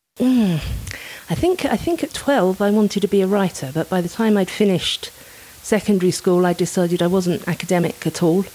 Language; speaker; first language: English; native; English